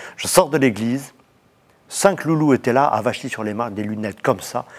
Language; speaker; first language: French; native; French